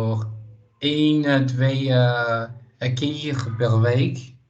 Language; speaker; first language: Dutch; non-native, learner; Portuguese